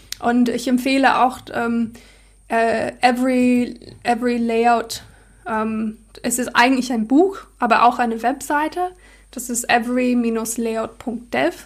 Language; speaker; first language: German; non-native, fluent; English